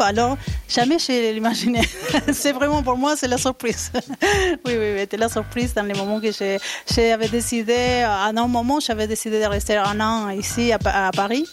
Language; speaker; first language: French; non-native, learner; Spanish